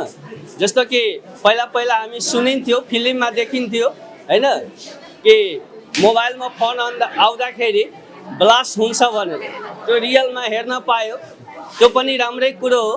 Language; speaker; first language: Nepali; non-native, local second language; Maithili